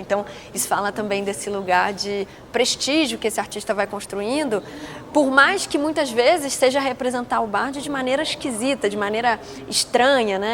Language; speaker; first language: Portuguese; native; Portuguese